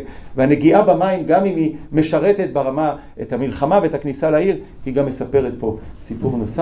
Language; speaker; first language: Hebrew; native; Hebrew